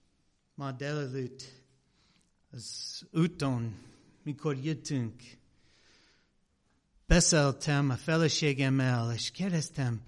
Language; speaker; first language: Hungarian; non-native, fluent; English